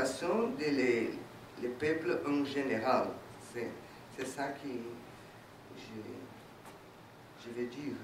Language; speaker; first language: French; non-native, fluent; Portuguese